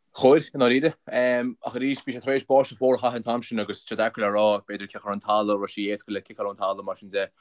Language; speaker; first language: Irish; native; Irish